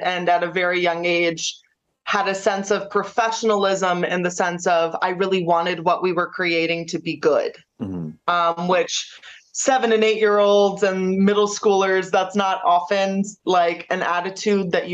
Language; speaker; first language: English; native; English